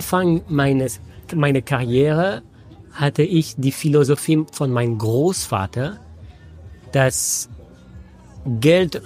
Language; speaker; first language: German; non-native, fluent; French